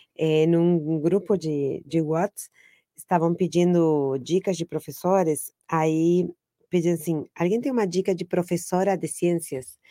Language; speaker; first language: Portuguese; non-native, fluent; Spanish